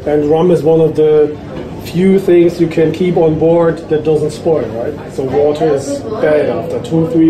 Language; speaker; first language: English; non-native, fluent; German